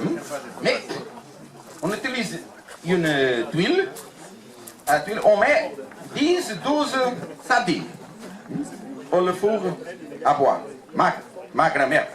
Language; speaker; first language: French; non-native, learner; Portuguese